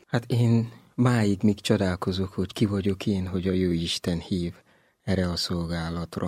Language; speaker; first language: Hungarian; non-native, fluent; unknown